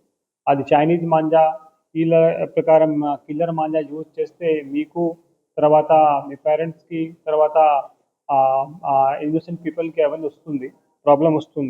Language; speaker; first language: Telugu; non-native, local second language; Urdu